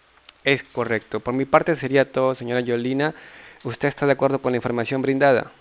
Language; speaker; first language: Spanish; native; Spanish